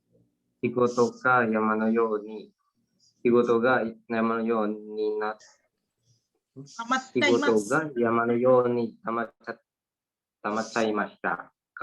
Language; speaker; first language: Japanese; non-native, learner; Indonesian